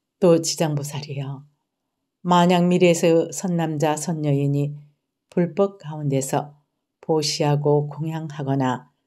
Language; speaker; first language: Korean; native; Korean